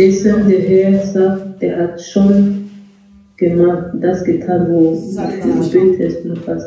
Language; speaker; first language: German; non-native, fluent; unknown